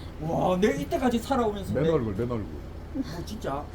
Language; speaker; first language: Korean; native; Korean